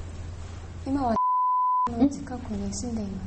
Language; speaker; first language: Japanese; non-native, learner; Korean